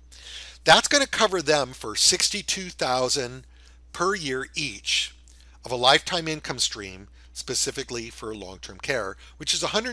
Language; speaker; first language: English; native; English